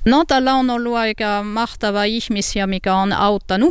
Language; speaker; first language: Finnish; non-native, learner; French